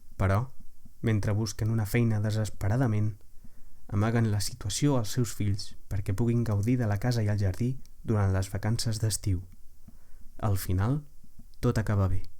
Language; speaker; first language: Catalan; native; Catalan